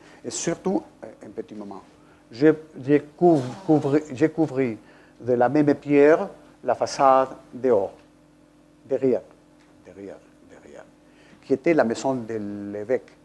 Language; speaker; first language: French; non-native, fluent; Spanish